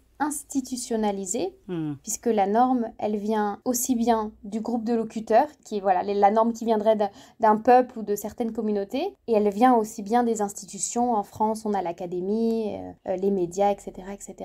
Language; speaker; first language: French; native; French